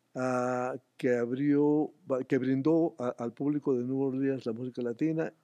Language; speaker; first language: Spanish; native; Spanish